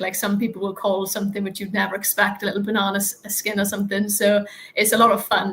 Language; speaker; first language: English; native; English